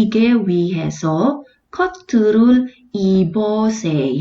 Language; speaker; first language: Korean; non-native, fluent; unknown